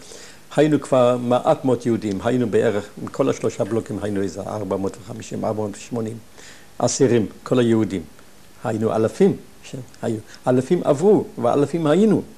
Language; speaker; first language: Hebrew; non-native, fluent; German